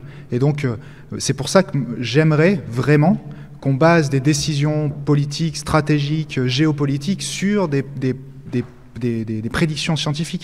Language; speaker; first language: French; native; French